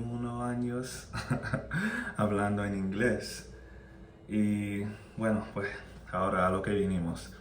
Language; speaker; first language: Spanish; non-native, fluent; English